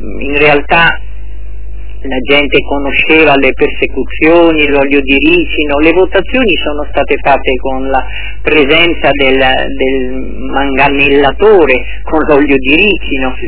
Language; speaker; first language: Italian; native; Italian